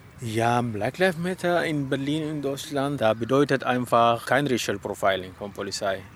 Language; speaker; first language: German; non-native, learner; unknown